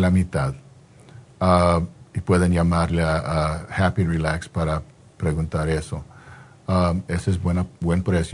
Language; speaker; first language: Spanish; non-native, fluent; English